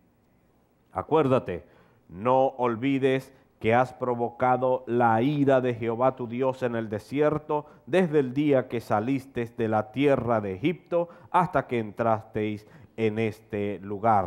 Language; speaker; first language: Spanish; native; Spanish